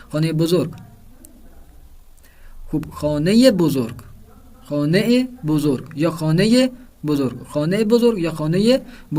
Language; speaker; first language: Persian; non-native, fluent; Urdu